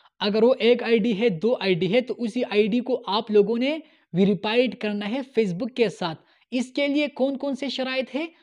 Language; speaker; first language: Urdu; native; Urdu